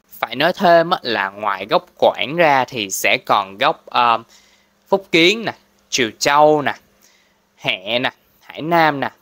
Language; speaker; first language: Vietnamese; non-native, local second language; Cantonese